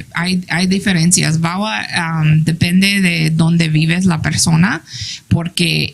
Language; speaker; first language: Spanish; early bilingual, heritage; English